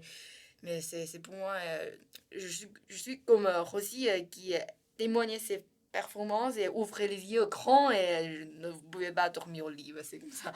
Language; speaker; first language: French; non-native, learner; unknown